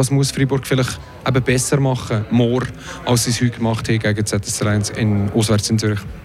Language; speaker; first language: German; native; German